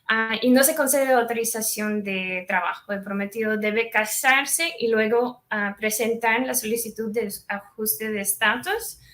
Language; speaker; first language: Spanish; non-native, fluent; English